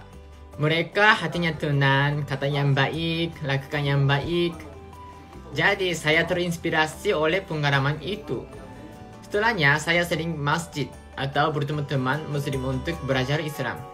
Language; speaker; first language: Indonesian; non-native, fluent; Japanese